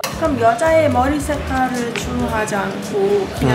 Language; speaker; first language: Korean; non-native, learner; Persian